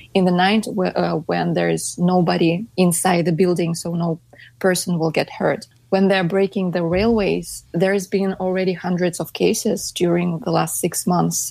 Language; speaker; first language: English; non-native, fluent; Russian